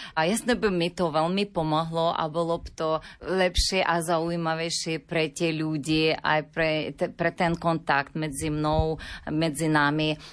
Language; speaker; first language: Slovak; non-native, learner; Ukrainian